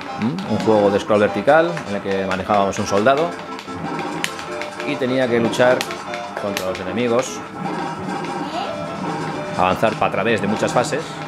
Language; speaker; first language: Spanish; native; Spanish